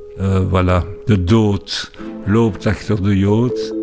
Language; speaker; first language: Dutch; non-native, local second language; French